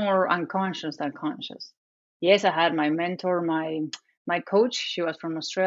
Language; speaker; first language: English; non-native, fluent; Spanish